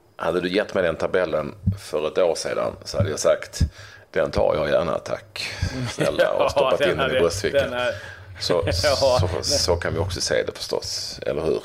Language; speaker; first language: Swedish; native; Swedish